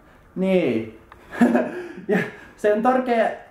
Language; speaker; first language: Finnish; non-native, learner; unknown